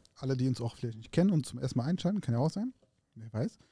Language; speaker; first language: German; early bilingual, other home language; Arabic